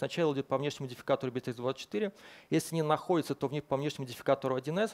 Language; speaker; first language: Russian; native; Russian